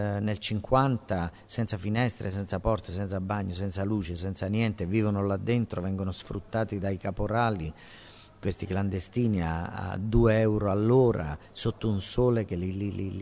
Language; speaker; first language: Italian; native; Italian